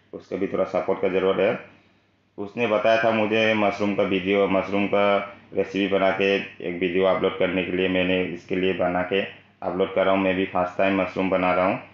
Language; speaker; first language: Hindi; non-native, local second language; Manipuri